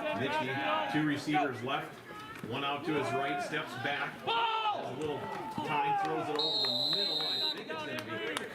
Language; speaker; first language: English; native; English